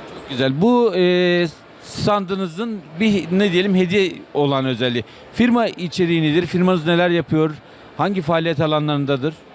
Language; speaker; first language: Turkish; native; Turkish